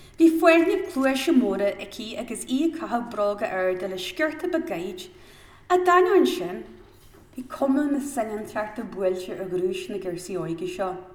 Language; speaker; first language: Irish; native; Irish